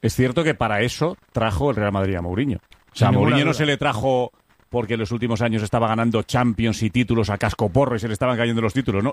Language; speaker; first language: Spanish; native; Spanish